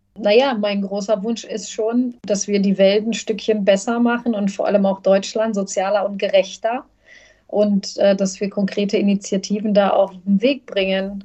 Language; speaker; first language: German; early bilingual, other home language; Bosnian